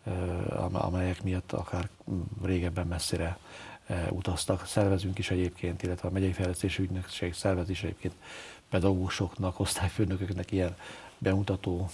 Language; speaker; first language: Hungarian; native; Hungarian